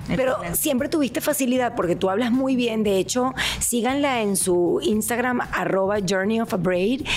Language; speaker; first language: Spanish; native; Spanish